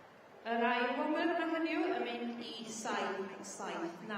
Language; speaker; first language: Welsh; native; Welsh